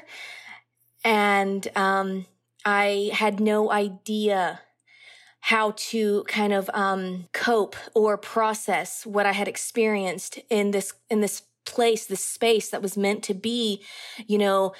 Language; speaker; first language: English; native; English